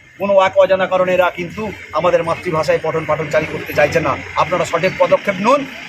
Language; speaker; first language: Bangla; non-native, local second language; Santali